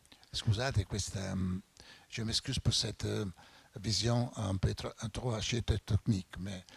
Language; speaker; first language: French; non-native, fluent; Italian